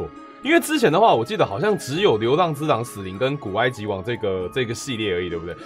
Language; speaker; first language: Chinese; native; Chinese